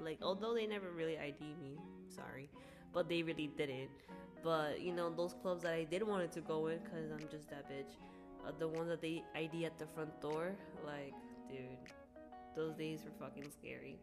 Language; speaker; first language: English; native; English